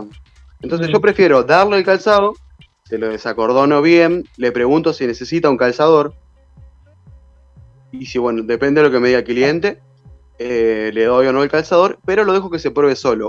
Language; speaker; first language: Spanish; native; Spanish